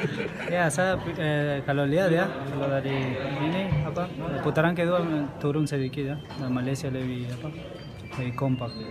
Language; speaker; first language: Indonesian; non-native, learner; Spanish